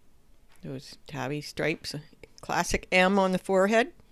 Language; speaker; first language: English; native; English